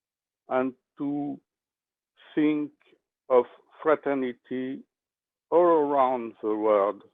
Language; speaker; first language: English; non-native, learner; French